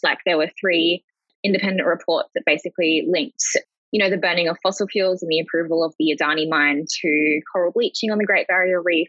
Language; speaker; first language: English; native; English